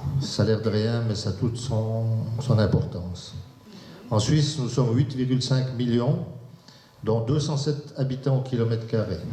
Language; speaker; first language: French; native; French